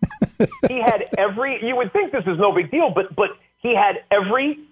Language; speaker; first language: English; native; English